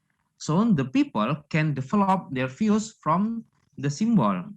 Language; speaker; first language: English; non-native, learner; Indonesian